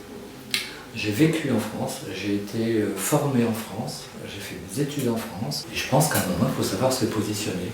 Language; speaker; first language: French; early bilingual, other home language; Portuguese